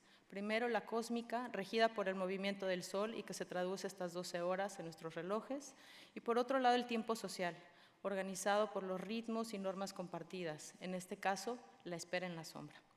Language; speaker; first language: Spanish; native; Spanish